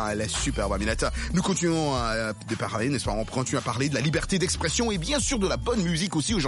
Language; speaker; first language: French; non-native, local second language; Luba-Lulua